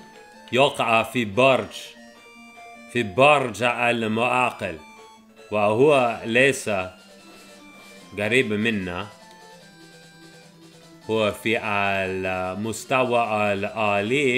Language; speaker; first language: Arabic; non-native, learner; English